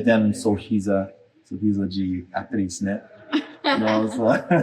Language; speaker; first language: Portuguese; non-native, fluent; English